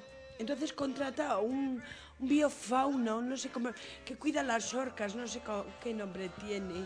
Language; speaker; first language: Spanish; native; Spanish